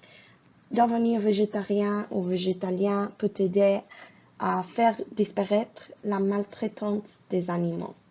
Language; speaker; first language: French; non-native, fluent; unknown